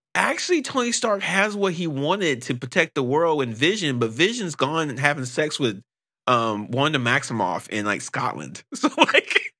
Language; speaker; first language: English; native; English